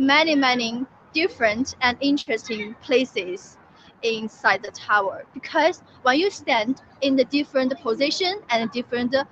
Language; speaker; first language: English; non-native, fluent; Chinese